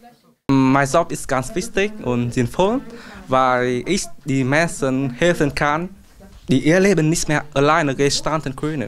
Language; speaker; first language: German; non-native, learner; Vietnamese